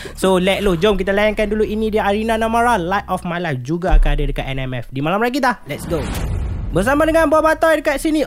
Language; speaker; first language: Malay; native; Malay